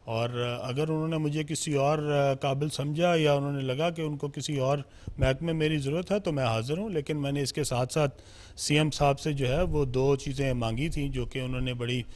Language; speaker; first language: Urdu; non-native, local second language; Punjabi